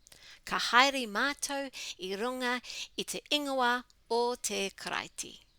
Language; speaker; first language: Māori; non-native, local second language; English